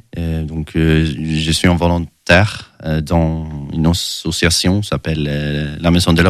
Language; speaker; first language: French; non-native, learner; Swedish